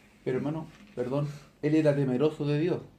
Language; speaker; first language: Spanish; native; Spanish